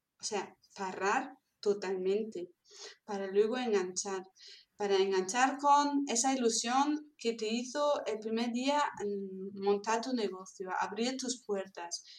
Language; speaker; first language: Spanish; non-native, fluent; German